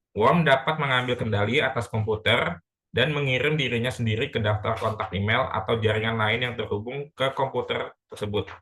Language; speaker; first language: Indonesian; native; Indonesian